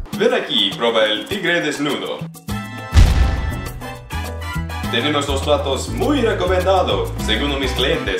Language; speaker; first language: Spanish; non-native, learner; English